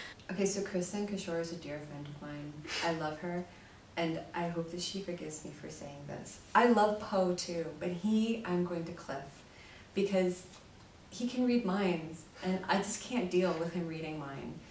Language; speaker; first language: English; native; English